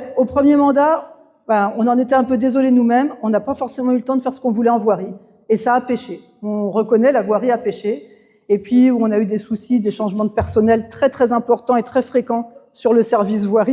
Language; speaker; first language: French; native; French